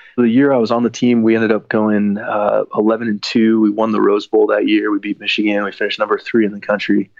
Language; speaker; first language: English; native; English